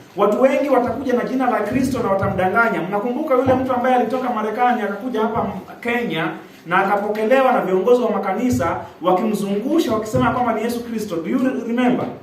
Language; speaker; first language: Swahili; non-native, local second language; Giryama